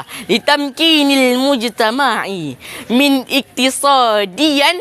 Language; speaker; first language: Arabic; non-native, learner; Indonesian